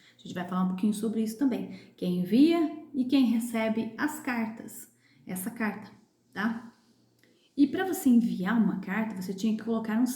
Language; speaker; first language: Portuguese; native; Portuguese